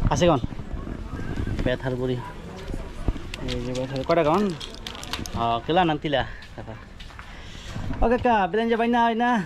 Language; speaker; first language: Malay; non-native, learner; Bangla